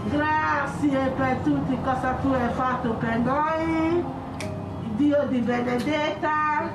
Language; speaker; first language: Italian; non-native, learner; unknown